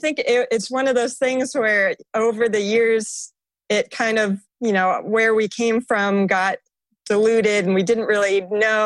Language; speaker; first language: English; native; English